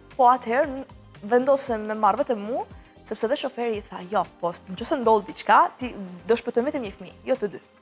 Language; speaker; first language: Albanian; early bilingual, heritage; Albanian